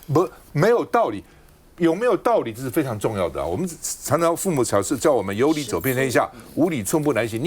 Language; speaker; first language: Chinese; native; Chinese